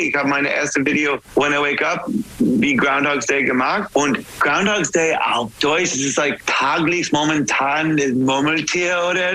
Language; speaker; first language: German; non-native, learner; English